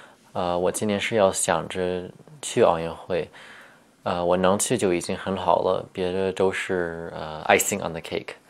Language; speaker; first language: Chinese; early bilingual, heritage; Chinese